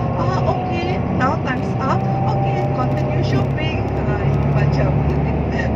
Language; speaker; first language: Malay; non-native, local second language; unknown